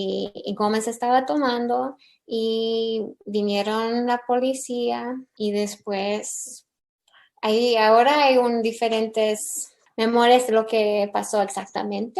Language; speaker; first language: Spanish; early bilingual, heritage; English